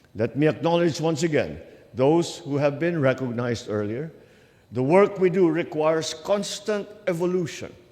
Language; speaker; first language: English; non-native, local second language; Filipino